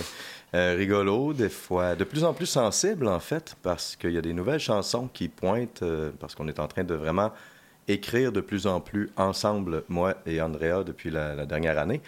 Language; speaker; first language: French; native; French